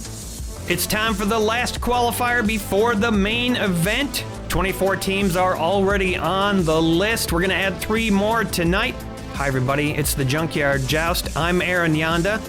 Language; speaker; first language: English; native; English